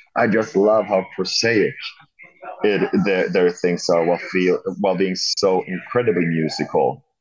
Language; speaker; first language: English; non-native, fluent; Swedish